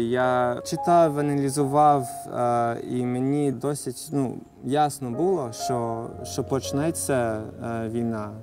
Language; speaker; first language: Ukrainian; non-native, fluent; English